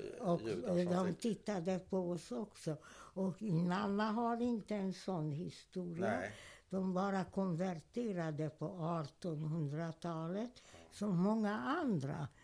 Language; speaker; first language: Swedish; non-native, fluent; Hungarian